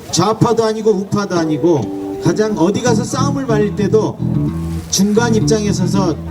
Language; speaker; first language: Korean; native; Korean